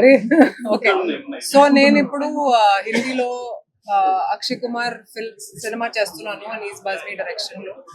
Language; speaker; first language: Telugu; non-native, learner; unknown